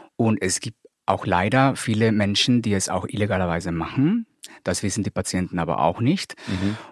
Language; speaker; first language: German; non-native, fluent; Spanish